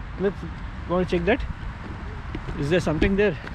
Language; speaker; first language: English; non-native, local second language; Hindi